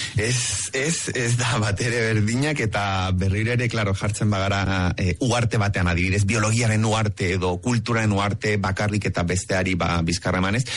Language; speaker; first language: Basque; non-native, fluent; Spanish